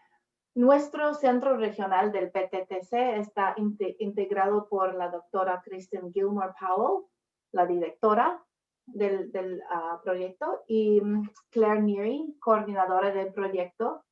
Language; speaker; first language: Spanish; non-native, fluent; English